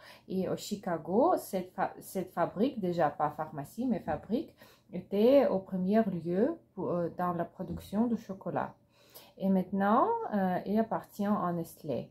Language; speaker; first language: French; non-native, learner; Russian